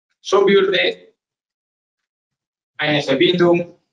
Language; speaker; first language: German; non-native, learner; Spanish